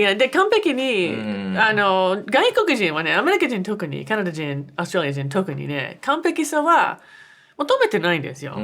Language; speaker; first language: Japanese; non-native, fluent; English